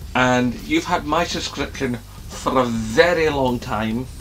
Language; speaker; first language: English; native; English